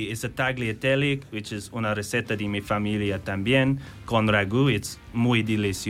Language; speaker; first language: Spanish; non-native, learner; English